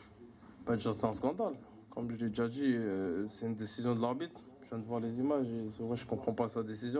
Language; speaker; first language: French; native; French